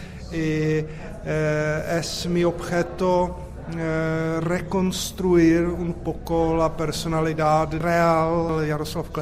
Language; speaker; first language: Spanish; non-native, fluent; Czech